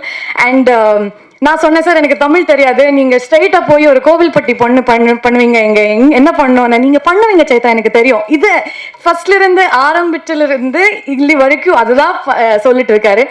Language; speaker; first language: Tamil; non-native, learner; Kannada